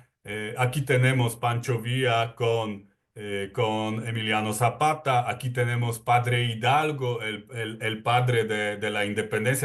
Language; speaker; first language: Spanish; non-native, fluent; Polish